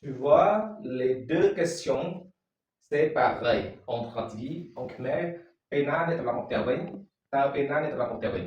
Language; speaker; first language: French; non-native, learner; Khmer